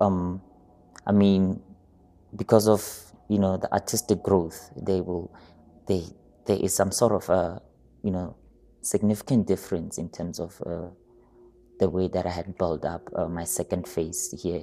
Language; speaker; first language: English; non-native, local second language; Northern Sotho